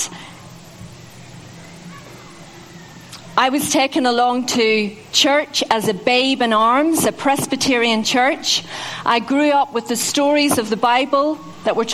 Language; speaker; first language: English; native; English